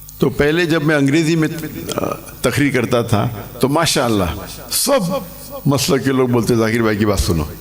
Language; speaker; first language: Urdu; non-native, local second language; English